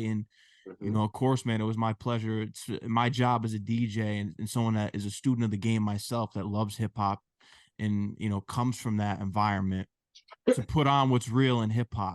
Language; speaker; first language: English; native; English